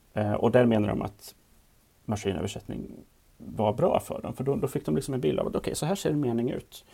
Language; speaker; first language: Swedish; native; Swedish